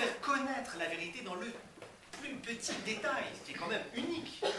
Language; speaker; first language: French; native; French